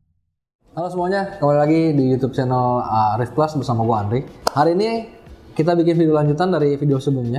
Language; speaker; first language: Indonesian; native; Indonesian